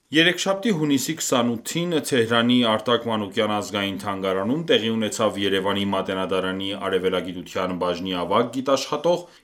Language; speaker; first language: Armenian; early bilingual, heritage; Armenian